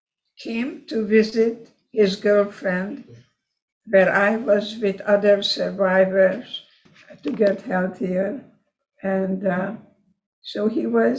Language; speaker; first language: English; non-native, fluent; Hungarian